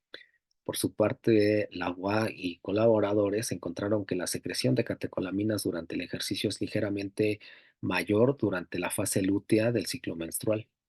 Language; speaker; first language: Spanish; native; Spanish